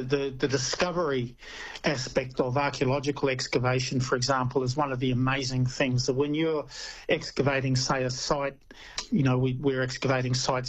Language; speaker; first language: English; native; English